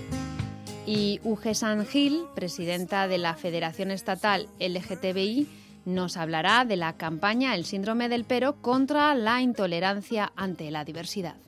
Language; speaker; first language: Spanish; native; Spanish